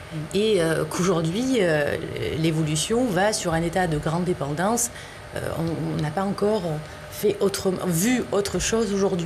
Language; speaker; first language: French; native; French